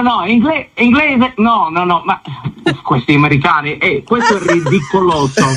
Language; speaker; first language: Italian; non-native, learner; English